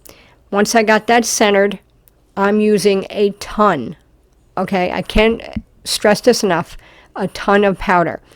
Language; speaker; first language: English; native; English